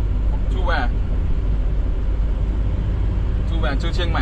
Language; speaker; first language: English; non-native, learner; Thai